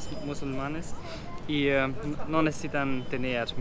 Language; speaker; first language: Spanish; non-native, learner; German